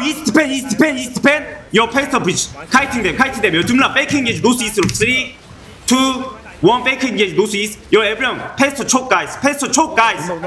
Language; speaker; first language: English; non-native, learner; Korean